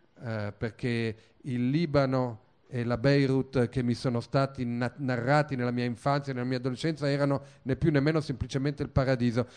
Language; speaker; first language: Italian; early bilingual, other home language; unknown